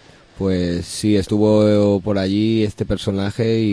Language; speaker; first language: Spanish; native; Spanish